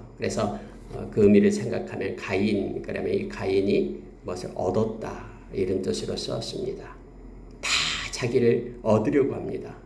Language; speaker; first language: Korean; native; Korean